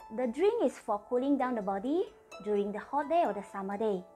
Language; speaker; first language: English; non-native, fluent; Indonesian